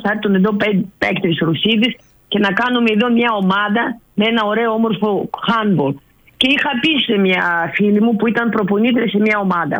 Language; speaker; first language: Greek; non-native, learner; Russian